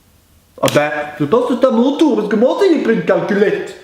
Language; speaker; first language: French; native; French